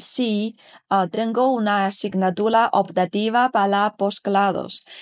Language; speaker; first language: Spanish; non-native, fluent; Chinese